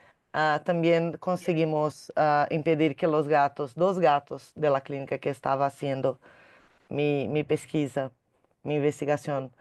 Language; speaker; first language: Spanish; non-native, learner; Portuguese